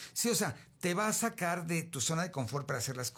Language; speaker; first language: Spanish; native; Spanish